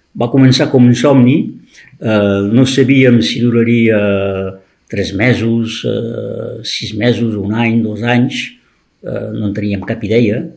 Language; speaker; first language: Catalan; native; Catalan